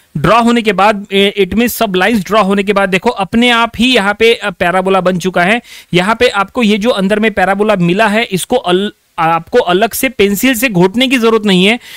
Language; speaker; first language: Hindi; non-native, local second language; Marathi